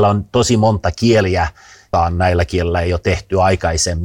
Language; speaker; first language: Finnish; non-native, fluent; Swedish